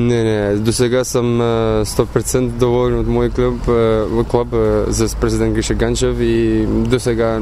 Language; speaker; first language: Bulgarian; non-native, learner; Albanian